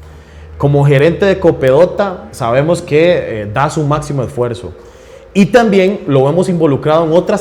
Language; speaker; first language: Spanish; native; Spanish